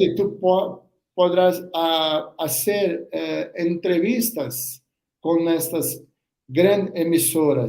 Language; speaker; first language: Spanish; non-native, learner; Portuguese